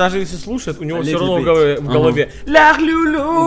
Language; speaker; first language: Russian; native; Russian